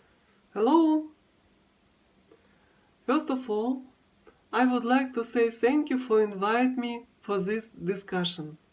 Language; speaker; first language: English; non-native, learner; Russian